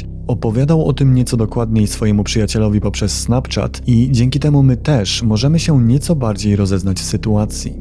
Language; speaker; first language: Polish; native; Polish